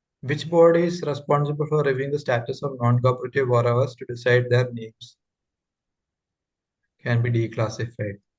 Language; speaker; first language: English; non-native, local second language; Malayalam